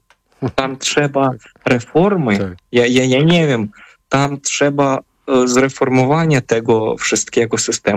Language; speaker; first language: Polish; non-native, fluent; Ukrainian